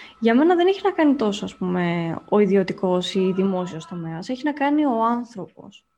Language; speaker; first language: Greek; native; Greek